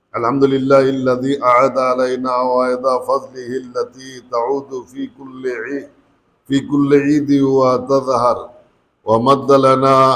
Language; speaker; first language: Arabic; non-native, fluent; Bangla